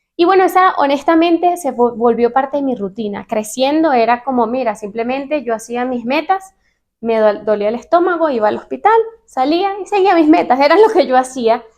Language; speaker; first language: Spanish; native; Spanish